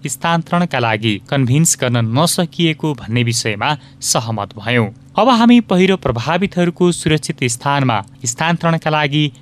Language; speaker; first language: Nepali; native; Nepali